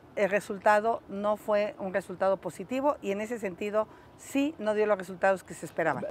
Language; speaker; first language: Spanish; native; Spanish